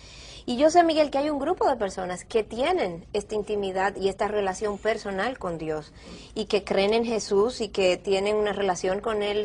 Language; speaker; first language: Spanish; native; Spanish